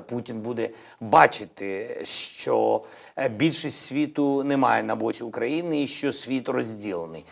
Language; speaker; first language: Ukrainian; non-native, local second language; Russian